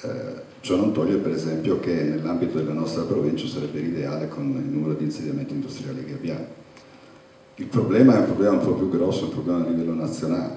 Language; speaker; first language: Italian; native; Italian